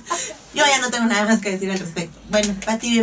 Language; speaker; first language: Spanish; native; Spanish